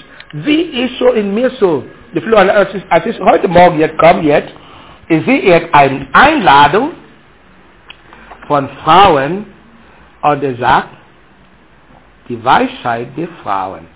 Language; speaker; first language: German; non-native, learner; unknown